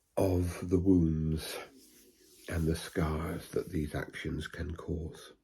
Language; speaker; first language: English; native; English